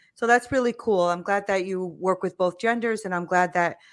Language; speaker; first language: English; native; English